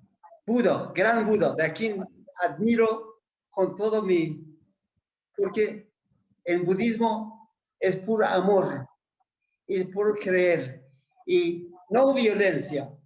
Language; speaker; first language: Spanish; non-native, learner; Persian